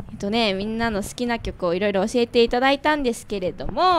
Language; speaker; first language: Japanese; native; Japanese